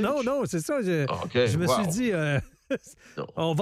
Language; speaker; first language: French; native; French